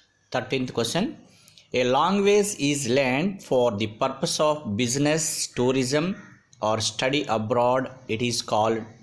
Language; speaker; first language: English; non-native, local second language; Telugu